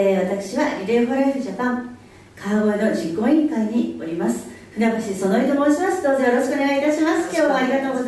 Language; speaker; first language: Japanese; native; Japanese